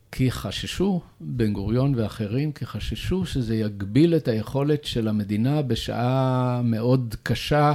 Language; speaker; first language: Hebrew; native; Hebrew